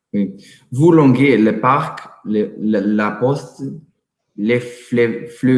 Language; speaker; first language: French; non-native, learner; Portuguese